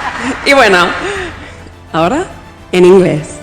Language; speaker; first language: Spanish; non-native, fluent; English